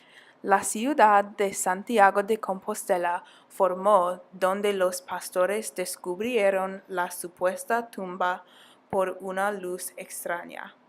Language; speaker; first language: Spanish; non-native, learner; English